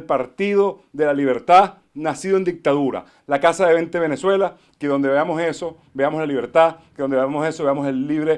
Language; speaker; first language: Spanish; native; Spanish